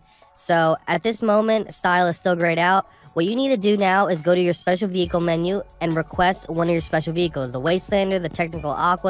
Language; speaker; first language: English; native; English